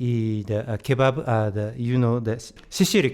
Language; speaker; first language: English; non-native, learner; Japanese